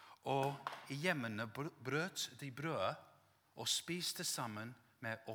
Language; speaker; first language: Norwegian; non-native, fluent; English